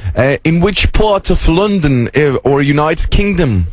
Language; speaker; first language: English; non-native, fluent; Lithuanian